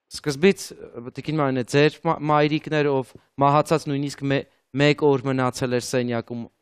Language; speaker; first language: Armenian; native; Armenian